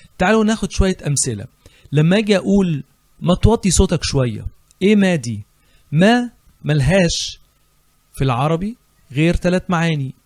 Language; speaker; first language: Arabic; native; Arabic